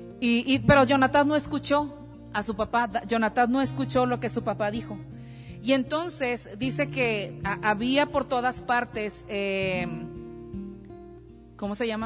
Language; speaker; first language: Spanish; native; Spanish